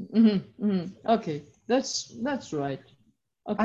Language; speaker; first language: English; non-native, fluent; French